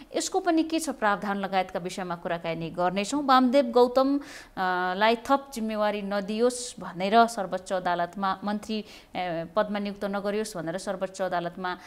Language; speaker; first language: Nepali; native; Nepali